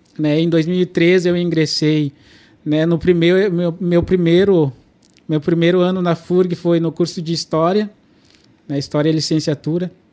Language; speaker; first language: Portuguese; non-native, local second language; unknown